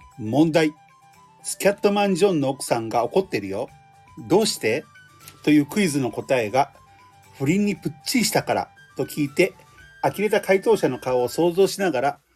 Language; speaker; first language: Japanese; native; Japanese